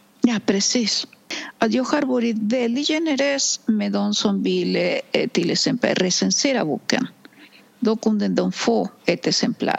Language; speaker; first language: Swedish; non-native, fluent; Spanish